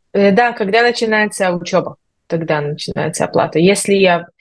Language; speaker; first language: Russian; early bilingual, heritage; Russian